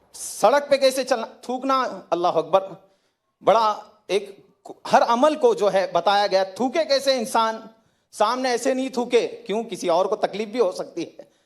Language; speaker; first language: Hindi; native; Hindi